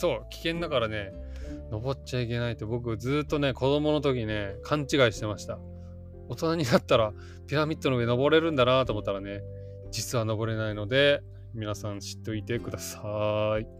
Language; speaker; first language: Japanese; native; Japanese